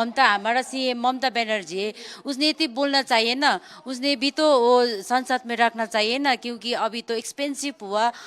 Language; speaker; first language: Hindi; non-native, local second language; Nepali